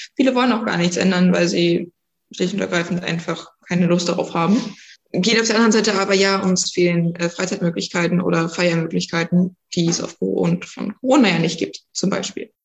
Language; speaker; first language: German; native; German